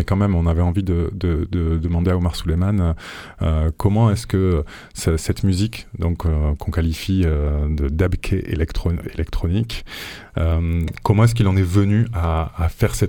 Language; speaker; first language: French; native; French